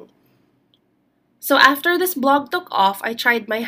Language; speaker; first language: English; non-native, local second language; Filipino